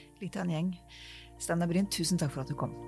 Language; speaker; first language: Norwegian; native; Norwegian